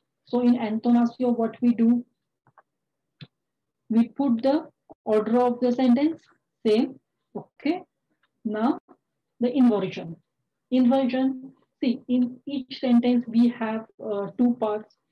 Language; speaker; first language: English; non-native, local second language; Marathi